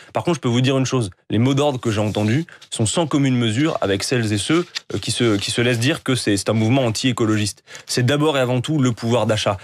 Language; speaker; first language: French; native; French